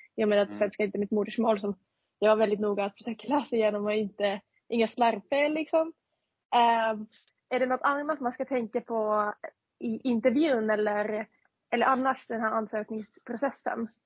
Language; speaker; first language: Swedish; non-native, fluent; Finnish